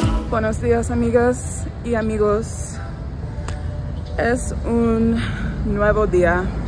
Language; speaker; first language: Spanish; non-native, learner; English